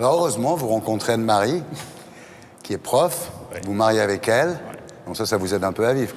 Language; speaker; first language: French; native; French